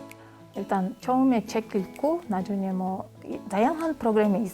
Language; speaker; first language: Korean; non-native, learner; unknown